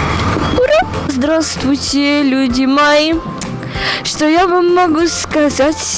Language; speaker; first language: Russian; native; Russian